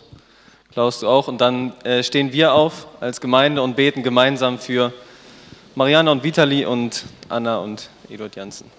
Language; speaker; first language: German; native; German